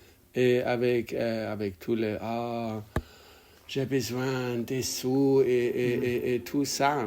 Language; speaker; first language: French; non-native, learner; English